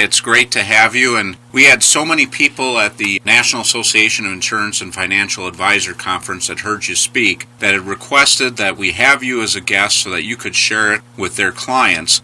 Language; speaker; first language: English; native; English